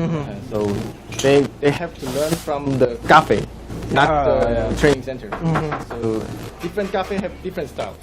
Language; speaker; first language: English; non-native, fluent; Korean